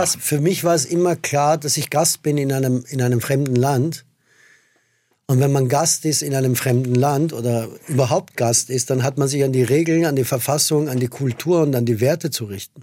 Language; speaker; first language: German; non-native, fluent; Persian